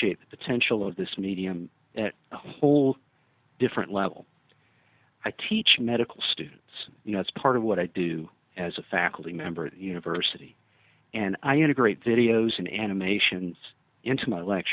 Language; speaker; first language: English; native; English